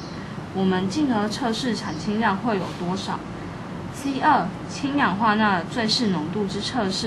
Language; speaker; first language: Chinese; native; Chinese